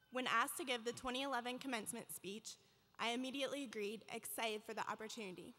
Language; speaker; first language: English; native; English